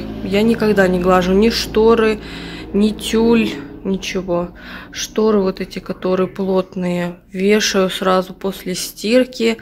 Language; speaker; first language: Russian; native; Russian